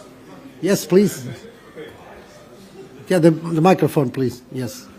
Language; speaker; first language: English; non-native, fluent; Portuguese